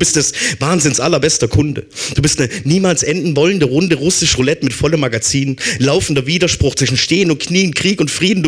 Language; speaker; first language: German; native; German